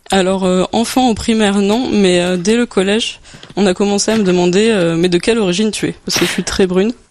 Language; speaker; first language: French; native; French